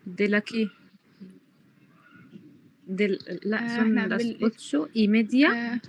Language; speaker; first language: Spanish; non-native, fluent; Arabic